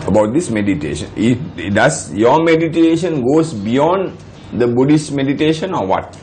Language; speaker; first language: English; non-native, local second language; Sinhala